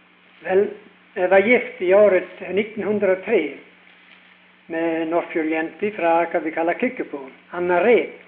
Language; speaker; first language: Norwegian; early bilingual, heritage; Norwegian